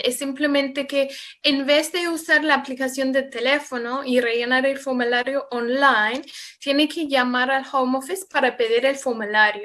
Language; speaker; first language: Spanish; non-native, fluent; English